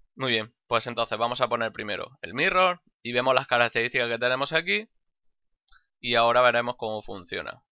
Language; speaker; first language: Spanish; native; Spanish